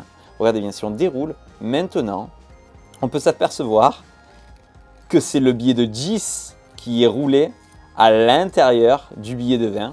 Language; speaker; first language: French; native; French